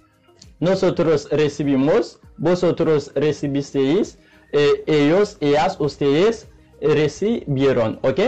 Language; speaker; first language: Spanish; non-native, learner; Haitian Creole